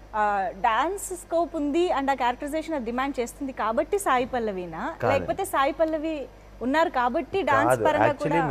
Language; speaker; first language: Telugu; native; Telugu